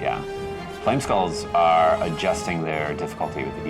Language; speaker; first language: English; native; English